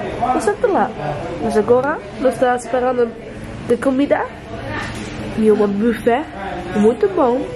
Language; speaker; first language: Portuguese; non-native, learner; Dutch